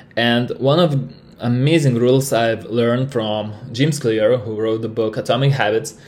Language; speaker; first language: English; non-native, fluent; Lithuanian